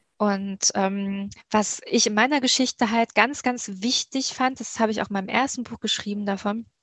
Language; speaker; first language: German; native; German